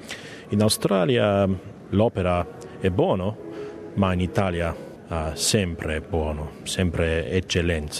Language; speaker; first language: Italian; non-native, learner; English